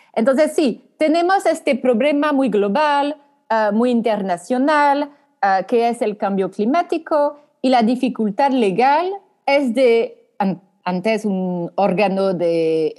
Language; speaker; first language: Spanish; non-native, fluent; French